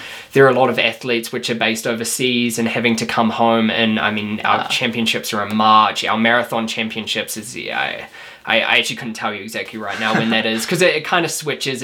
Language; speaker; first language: English; native; English